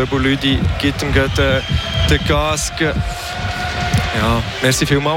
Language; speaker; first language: German; native; German